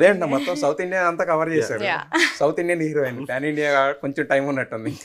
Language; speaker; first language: Telugu; native; Telugu